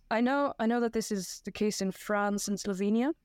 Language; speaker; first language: English; non-native, fluent; Dutch